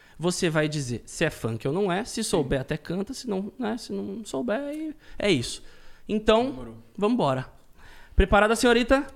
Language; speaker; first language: Portuguese; native; Portuguese